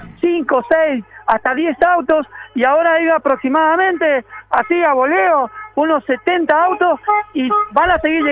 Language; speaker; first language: Spanish; native; Spanish